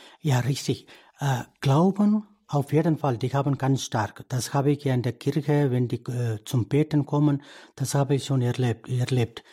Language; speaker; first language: German; non-native, learner; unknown